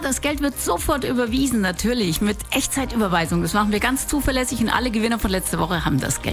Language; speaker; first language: German; native; German